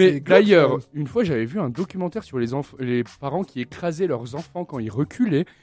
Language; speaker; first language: French; native; French